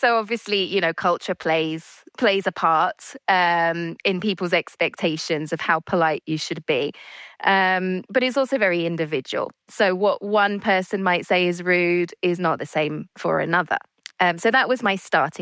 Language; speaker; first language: English; native; English